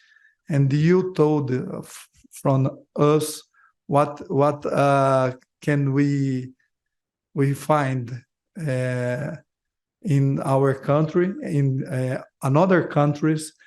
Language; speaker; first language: English; non-native, learner; Portuguese